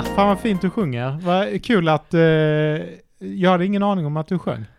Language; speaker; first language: Swedish; native; Swedish